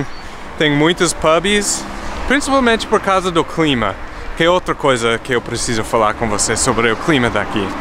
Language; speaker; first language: Portuguese; non-native, fluent; English